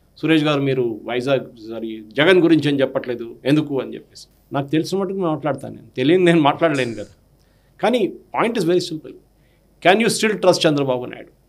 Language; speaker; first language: Telugu; non-native, local second language; Malayalam